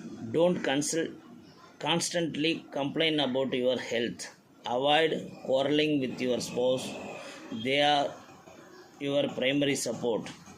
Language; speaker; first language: English; non-native, local second language; Tamil